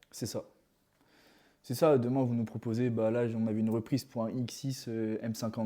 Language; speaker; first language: French; native; French